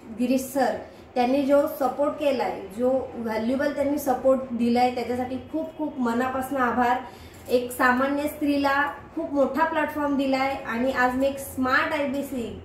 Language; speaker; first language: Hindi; non-native, local second language; Marathi